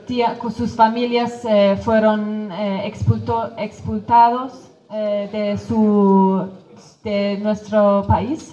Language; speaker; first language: Spanish; non-native, fluent; Kurdish